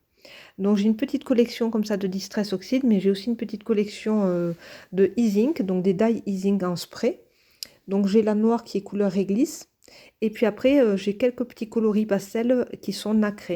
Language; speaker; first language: French; native; French